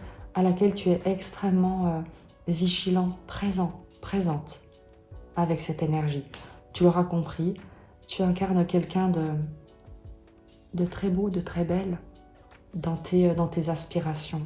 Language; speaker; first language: French; native; French